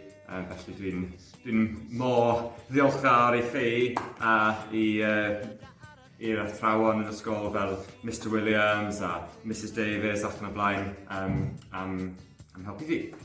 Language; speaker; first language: Welsh; non-native, learner; English